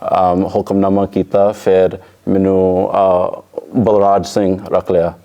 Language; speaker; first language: Punjabi; early bilingual, heritage; English